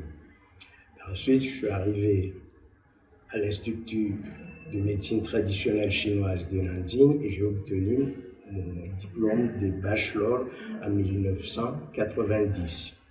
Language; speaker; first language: French; non-native, local second language; Malagasy